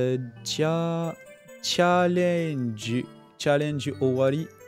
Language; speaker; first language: Japanese; non-native, learner; French